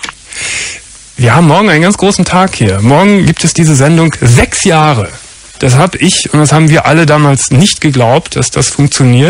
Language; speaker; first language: German; native; German